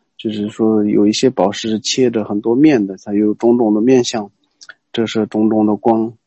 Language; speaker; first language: Chinese; non-native, local second language; Tibetan